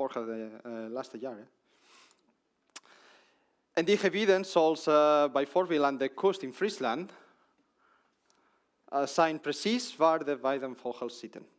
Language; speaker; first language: Dutch; non-native, learner; Spanish